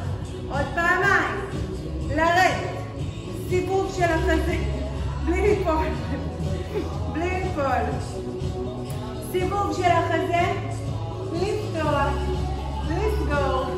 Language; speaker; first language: Hebrew; native; Hebrew